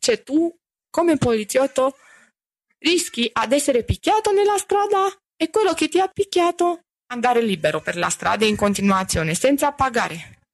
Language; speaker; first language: Italian; non-native, fluent; Romanian